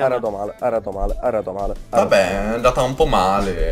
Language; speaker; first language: Italian; native; Italian